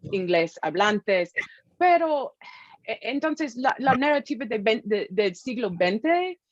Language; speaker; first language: Spanish; non-native, fluent; English